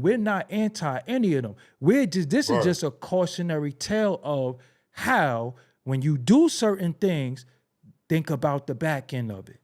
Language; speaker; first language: English; native; English